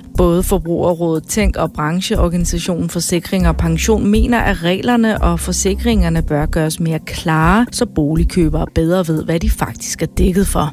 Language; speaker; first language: Danish; native; Danish